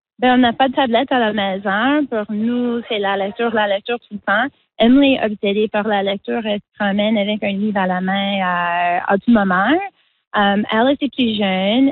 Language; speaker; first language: French; non-native, local second language; English